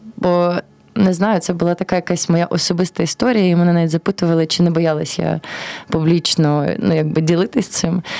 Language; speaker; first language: Ukrainian; early bilingual, heritage; Ukrainian